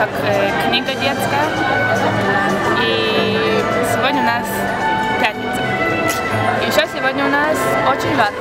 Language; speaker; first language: Russian; early bilingual, heritage; Russian